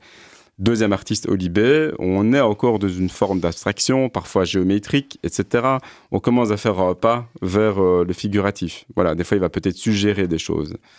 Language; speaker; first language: French; native; French